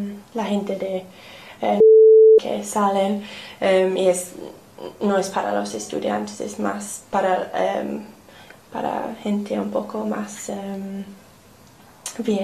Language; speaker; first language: Spanish; non-native, learner; English